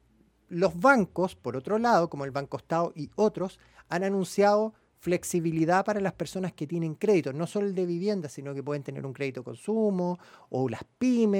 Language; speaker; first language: Spanish; native; Spanish